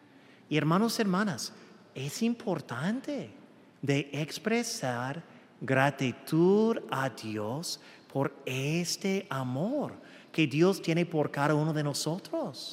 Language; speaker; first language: Spanish; non-native, fluent; English